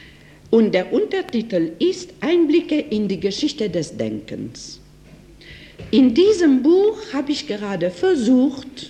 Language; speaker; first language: German; non-native, fluent; French